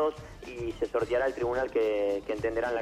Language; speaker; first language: Spanish; native; Spanish